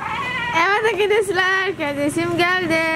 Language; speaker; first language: Turkish; non-native, learner; Indonesian